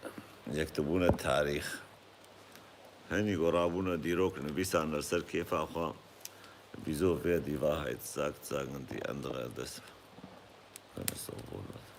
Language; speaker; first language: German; non-native, fluent; Kurdish